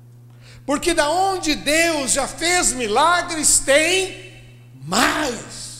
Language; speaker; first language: Portuguese; native; Portuguese